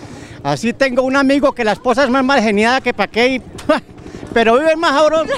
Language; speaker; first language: Spanish; native; Spanish